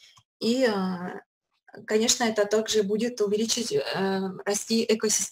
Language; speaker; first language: Russian; native; Russian